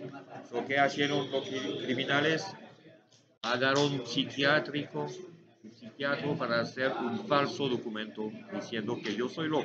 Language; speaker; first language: Spanish; non-native, learner; French